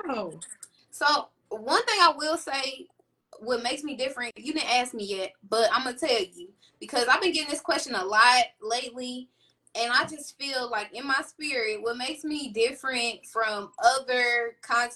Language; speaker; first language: English; native; English